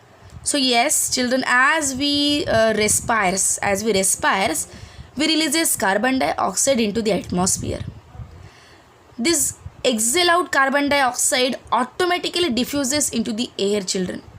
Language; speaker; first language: English; non-native, local second language; Hindi